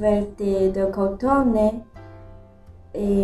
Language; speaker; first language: Italian; non-native, learner; Chinese